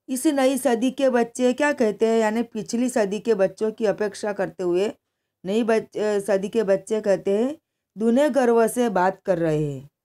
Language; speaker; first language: Hindi; non-native, local second language; Gujarati